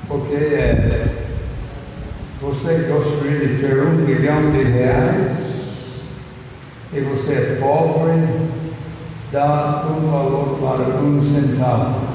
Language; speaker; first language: Portuguese; non-native, fluent; English